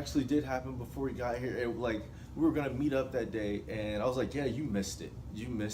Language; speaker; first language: English; native; English